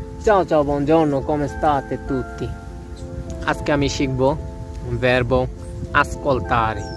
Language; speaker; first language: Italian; non-native, fluent; Bangla